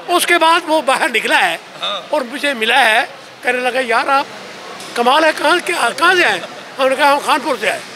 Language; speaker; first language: Urdu; non-native, local second language; Punjabi